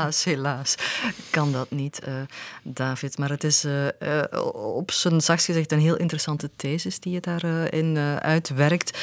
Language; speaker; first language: Dutch; native; Dutch